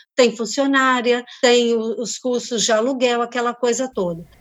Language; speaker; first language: Portuguese; native; Portuguese